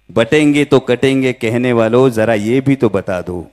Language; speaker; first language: Hindi; non-native, local second language; Marathi